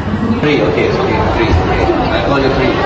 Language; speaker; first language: English; non-native, learner; Indonesian